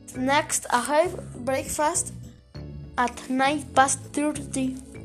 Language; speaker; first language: English; non-native, learner; Spanish